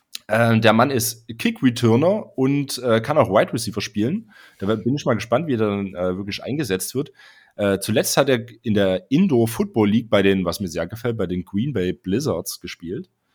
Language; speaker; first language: German; native; German